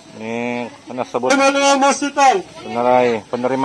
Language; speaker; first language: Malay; non-native, local second language; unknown